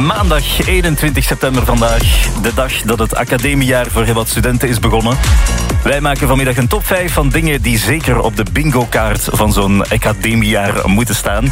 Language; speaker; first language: Dutch; native; Dutch